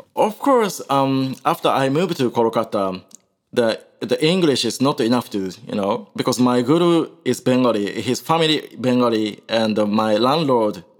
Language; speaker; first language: English; non-native, learner; Japanese